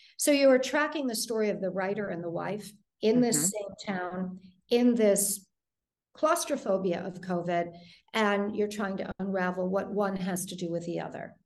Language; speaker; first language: English; native; English